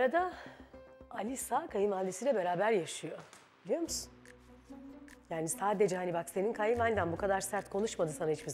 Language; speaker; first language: Turkish; native; Turkish